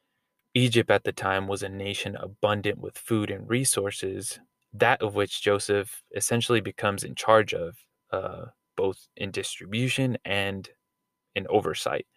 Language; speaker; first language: English; native; English